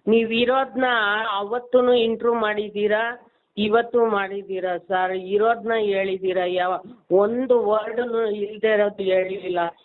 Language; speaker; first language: Kannada; native; Kannada